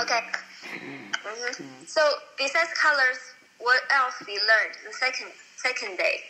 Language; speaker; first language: English; non-native, fluent; Chinese